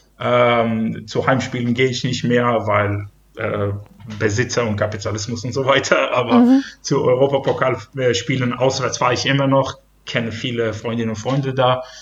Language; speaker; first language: German; non-native, fluent; Hebrew